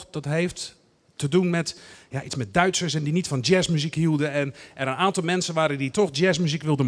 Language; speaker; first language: Dutch; native; Dutch